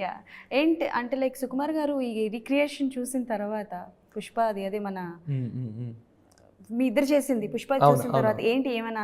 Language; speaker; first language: Telugu; native; Telugu